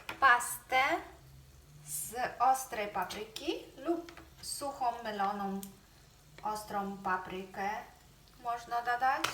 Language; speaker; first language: Polish; non-native, fluent; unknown